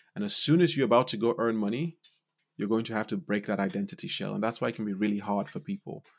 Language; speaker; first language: English; non-native, local second language; Yoruba